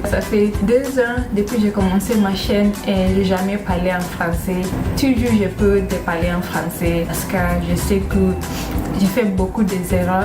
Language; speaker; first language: French; non-native, learner; Swahili